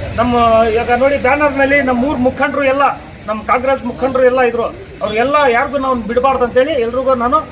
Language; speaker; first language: Kannada; non-native, local second language; Urdu